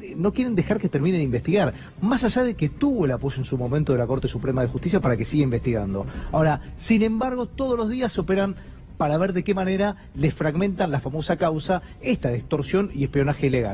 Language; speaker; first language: Spanish; native; Spanish